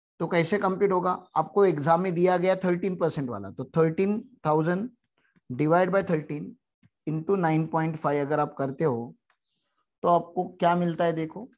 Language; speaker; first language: Hindi; native; Hindi